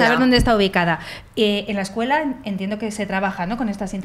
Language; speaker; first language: Spanish; native; Spanish